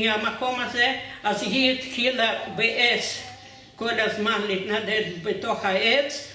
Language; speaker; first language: Hebrew; non-native, fluent; Russian